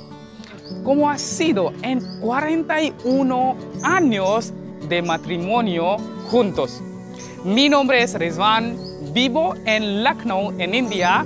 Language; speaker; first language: Spanish; non-native, learner; Hindi